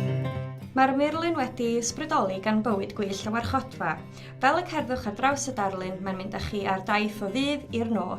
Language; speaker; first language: Welsh; native; Welsh